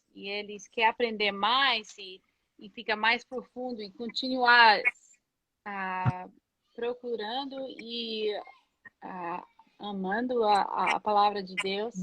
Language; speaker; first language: Portuguese; non-native, fluent; English